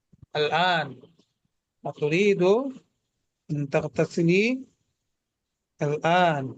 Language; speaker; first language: Arabic; non-native, fluent; Bangla